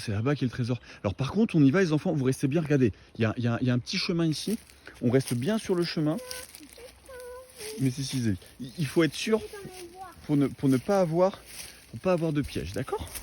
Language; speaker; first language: French; native; French